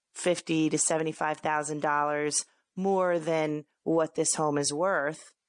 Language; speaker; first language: English; native; English